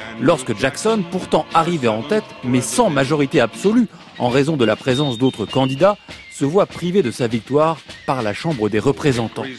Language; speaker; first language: French; native; French